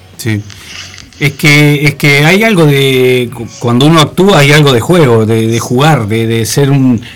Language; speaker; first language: Spanish; native; Spanish